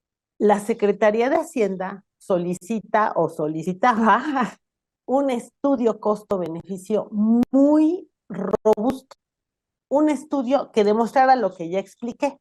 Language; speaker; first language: Spanish; native; Spanish